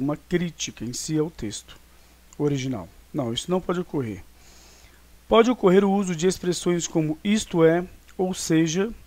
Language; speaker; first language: Portuguese; native; Portuguese